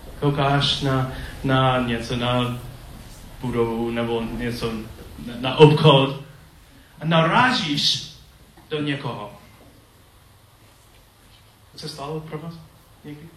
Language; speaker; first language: Czech; non-native, learner; English